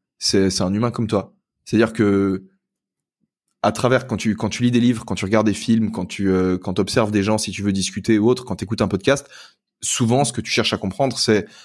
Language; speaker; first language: French; native; French